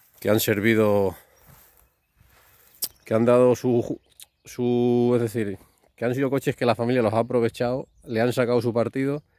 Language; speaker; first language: Spanish; native; Spanish